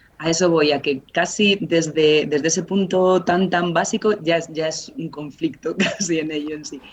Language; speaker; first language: Spanish; native; Spanish